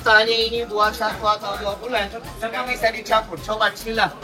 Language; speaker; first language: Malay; non-native, fluent; Turkish